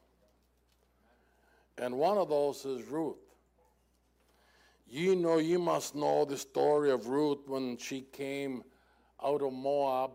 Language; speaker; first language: English; non-native, fluent; German